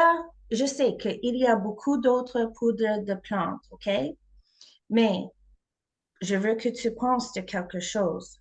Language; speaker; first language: French; non-native, fluent; English